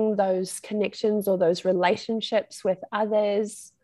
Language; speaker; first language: English; native; English